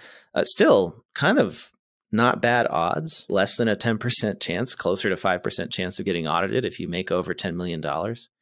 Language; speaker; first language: English; native; English